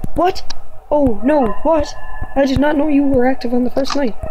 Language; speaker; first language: English; native; English